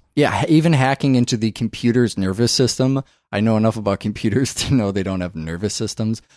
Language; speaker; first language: English; native; English